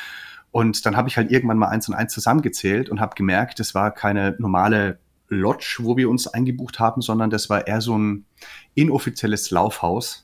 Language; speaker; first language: German; native; German